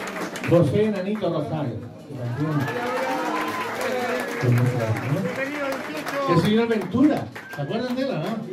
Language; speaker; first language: Spanish; native; Spanish